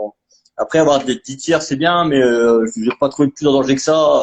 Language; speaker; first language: French; native; French